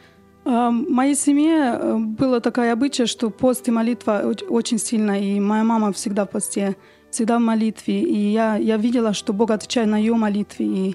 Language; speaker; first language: Russian; early bilingual, heritage; Russian